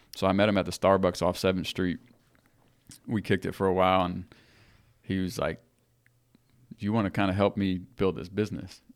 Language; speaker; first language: English; native; English